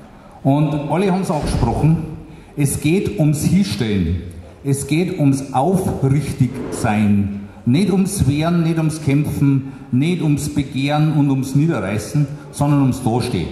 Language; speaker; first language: German; native; German